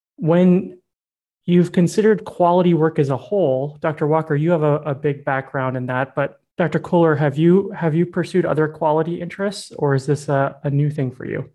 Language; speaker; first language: English; early bilingual, other home language; Burmese